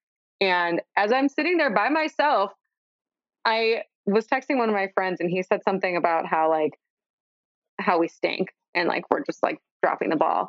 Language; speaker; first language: English; native; English